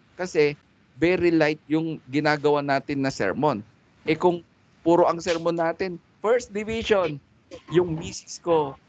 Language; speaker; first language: Filipino; non-native, local second language; Cebuano